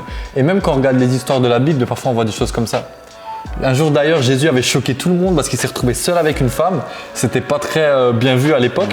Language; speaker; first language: French; native; French